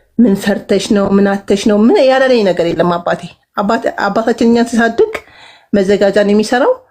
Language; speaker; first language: Amharic; native; Amharic